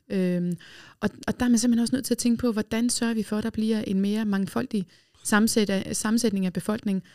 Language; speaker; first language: Danish; native; Danish